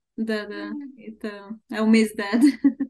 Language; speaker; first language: Russian; non-native, learner; Bulgarian